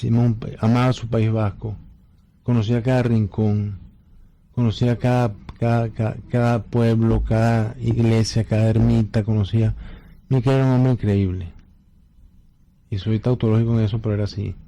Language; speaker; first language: Spanish; native; Spanish